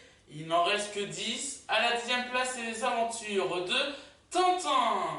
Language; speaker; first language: French; native; French